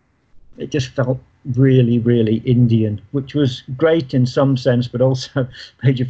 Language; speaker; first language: English; native; English